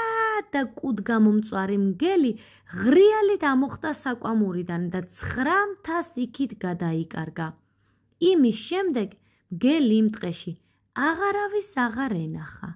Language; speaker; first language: Georgian; native; Georgian